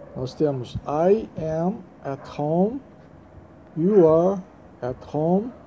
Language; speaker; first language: English; non-native, fluent; Portuguese